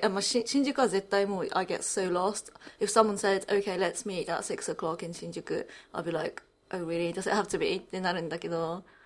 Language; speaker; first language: English; early bilingual, other home language; Japanese